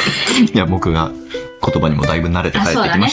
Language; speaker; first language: Japanese; native; Japanese